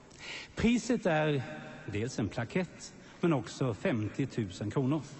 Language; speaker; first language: Swedish; native; Swedish